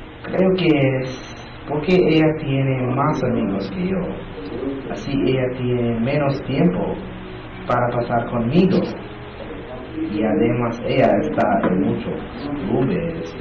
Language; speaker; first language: Spanish; non-native, learner; English